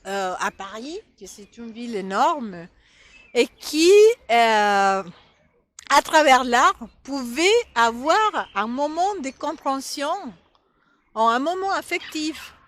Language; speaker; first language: French; non-native, fluent; Spanish